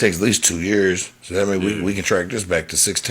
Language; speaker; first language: English; native; English